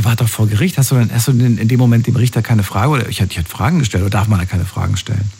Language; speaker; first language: German; native; German